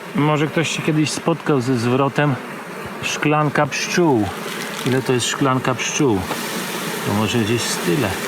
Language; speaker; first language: Polish; native; Polish